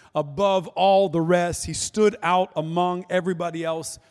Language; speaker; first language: English; native; English